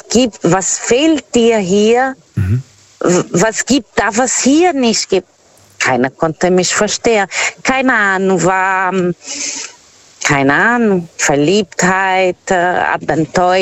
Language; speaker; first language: German; non-native, fluent; Portuguese